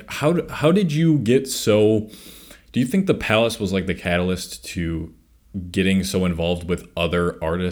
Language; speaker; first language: English; native; English